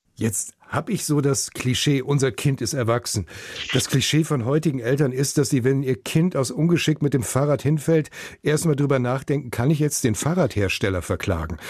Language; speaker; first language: German; native; German